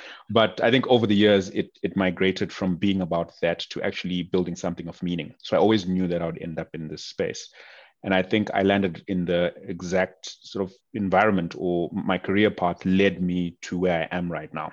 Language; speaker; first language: English; non-native, local second language; North Ndebele